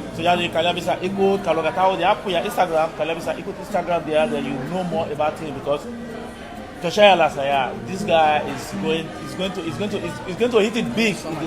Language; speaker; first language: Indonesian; non-native, fluent; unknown